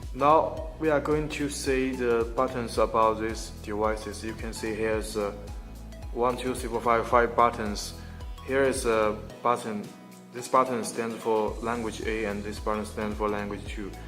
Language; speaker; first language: English; non-native, learner; Chinese